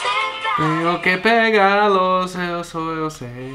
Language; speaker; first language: Portuguese; non-native, fluent; English